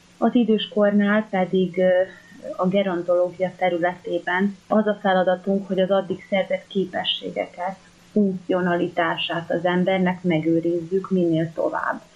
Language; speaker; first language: Hungarian; native; Hungarian